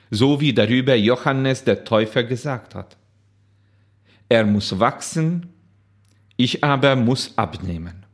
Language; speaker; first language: German; non-native, fluent; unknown